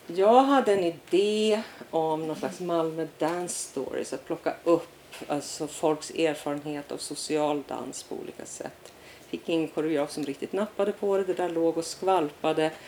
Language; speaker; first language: Swedish; native; Swedish